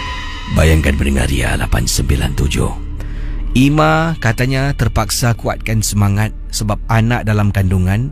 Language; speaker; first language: Malay; native; Malay